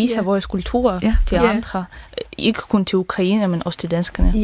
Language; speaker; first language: Danish; non-native, fluent; Ukrainian